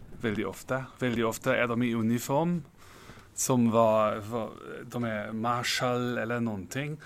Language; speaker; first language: Swedish; non-native, fluent; German